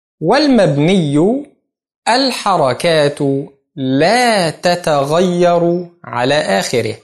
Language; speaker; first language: Arabic; non-native, fluent; Indonesian